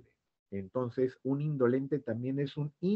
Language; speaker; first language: Spanish; native; Spanish